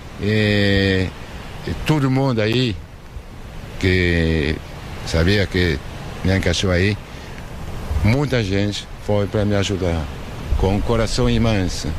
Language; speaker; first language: Portuguese; non-native, learner; French